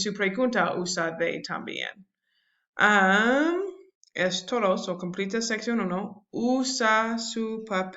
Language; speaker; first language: Spanish; non-native, learner; English